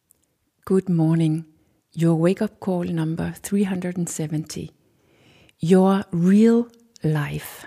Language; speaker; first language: English; non-native, fluent; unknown